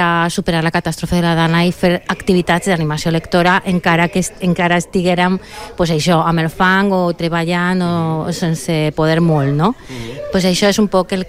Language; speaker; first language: Catalan; non-native, local second language; Spanish